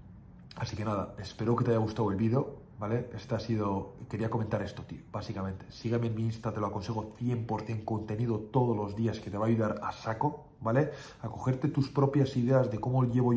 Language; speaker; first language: Spanish; native; Spanish